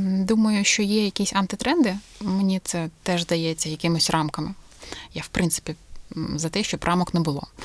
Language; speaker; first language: Ukrainian; non-native, local second language; Russian